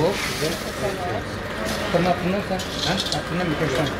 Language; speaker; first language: Russian; non-native, learner; Turkish